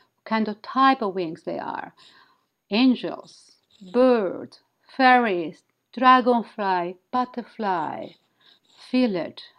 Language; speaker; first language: English; non-native, learner; Italian